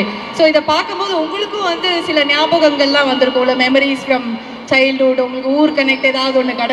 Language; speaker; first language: Tamil; native; Tamil